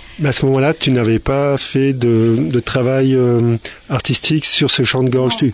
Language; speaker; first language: French; native; French